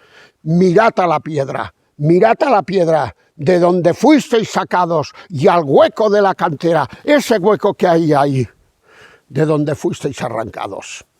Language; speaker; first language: Spanish; native; Spanish